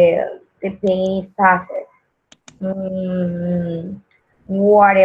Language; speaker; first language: English; non-native, learner; Spanish